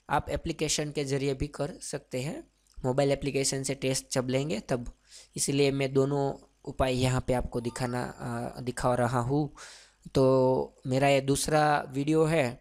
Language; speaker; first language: Hindi; non-native, local second language; Gujarati